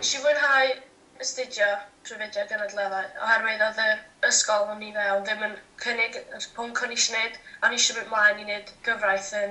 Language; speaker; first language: Welsh; native; Welsh